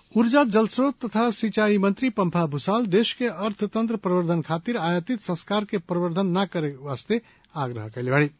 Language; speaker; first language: Bhojpuri; non-native, local second language; Nepali